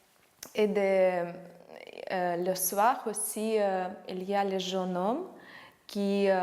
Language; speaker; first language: French; non-native, learner; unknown